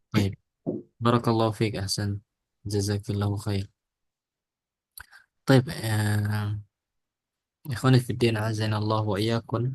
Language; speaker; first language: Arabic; non-native, fluent; Indonesian